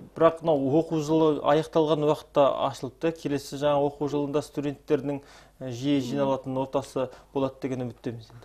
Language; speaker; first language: Kazakh; native; Kazakh